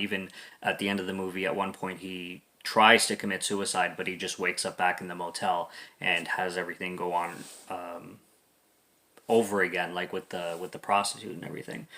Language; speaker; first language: English; native; English